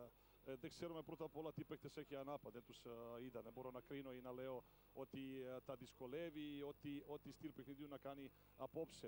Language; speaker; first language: Greek; non-native, fluent; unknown